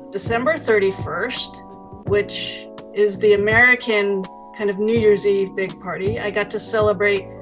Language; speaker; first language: English; native; English